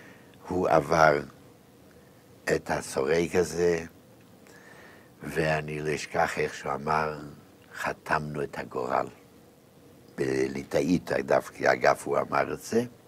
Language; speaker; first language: Hebrew; non-native, fluent; Yiddish